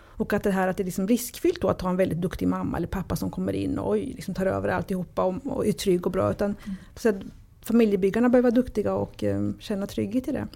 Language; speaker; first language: Swedish; early bilingual, other home language; Italian